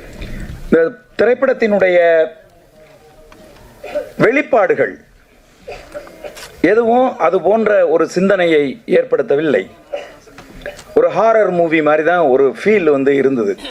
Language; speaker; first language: Tamil; native; Tamil